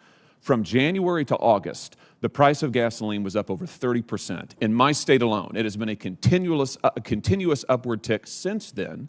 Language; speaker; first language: English; native; English